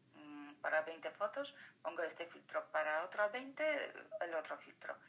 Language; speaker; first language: Spanish; non-native, fluent; Polish